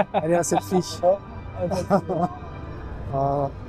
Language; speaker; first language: French; native; French